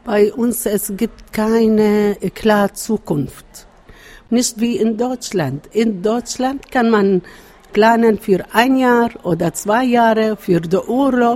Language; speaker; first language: German; non-native, learner; Arabic